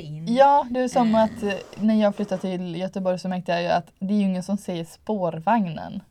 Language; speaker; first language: Swedish; native; Swedish